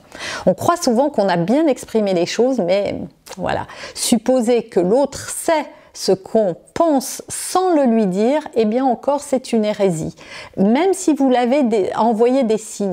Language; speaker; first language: French; native; French